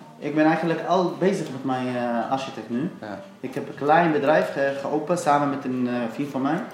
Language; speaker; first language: Dutch; non-native, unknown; Arabic